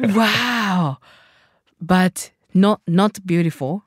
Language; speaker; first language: English; non-native, learner; Japanese